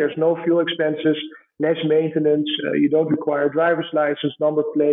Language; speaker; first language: English; non-native, fluent; Dutch